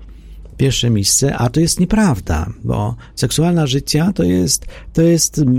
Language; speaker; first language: Polish; non-native, learner; Ukrainian